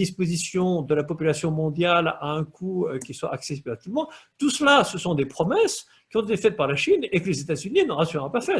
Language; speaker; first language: French; native; French